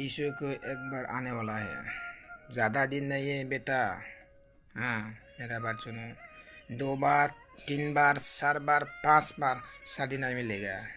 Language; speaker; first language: Hindi; non-native, local second language; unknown